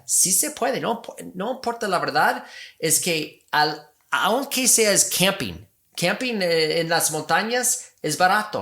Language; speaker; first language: Spanish; non-native, fluent; English